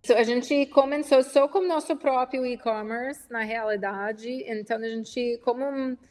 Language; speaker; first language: Portuguese; non-native, fluent; English